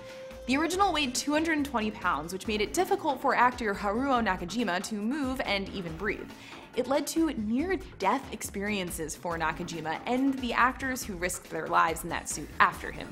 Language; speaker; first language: English; native; English